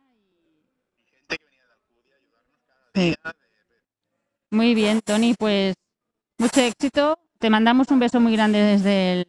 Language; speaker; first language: Spanish; native; Spanish